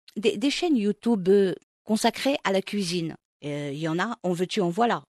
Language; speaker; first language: French; non-native, local second language; Arabic